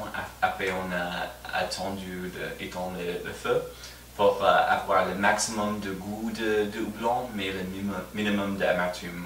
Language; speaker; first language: French; non-native, fluent; English